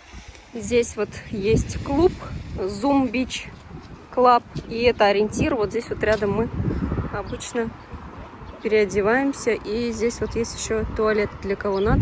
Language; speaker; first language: Russian; native; Russian